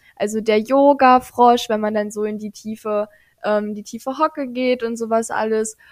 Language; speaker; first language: German; native; German